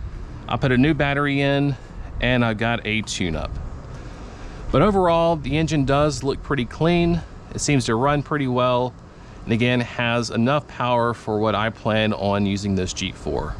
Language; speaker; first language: English; native; English